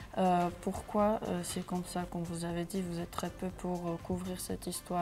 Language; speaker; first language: French; non-native, fluent; Armenian